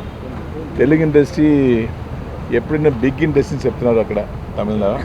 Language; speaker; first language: Telugu; non-native, learner; Tamil